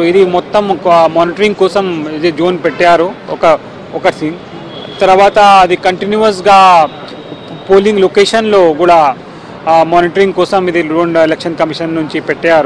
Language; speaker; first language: Telugu; non-native, local second language; Urdu